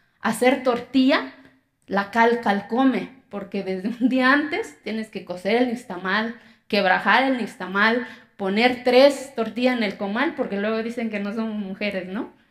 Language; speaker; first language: Spanish; non-native, local second language; Zapotec